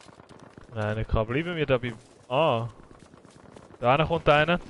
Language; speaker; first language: German; native; German